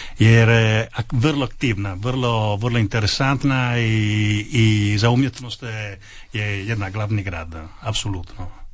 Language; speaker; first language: Croatian; non-native, learner; Italian